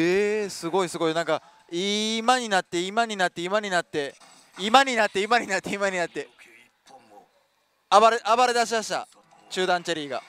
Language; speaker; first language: Japanese; native; Japanese